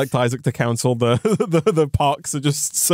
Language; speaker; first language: English; native; English